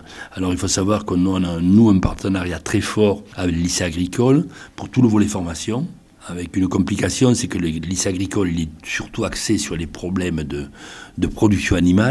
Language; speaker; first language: French; native; French